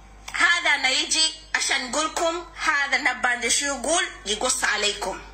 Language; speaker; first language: Arabic; non-native, learner; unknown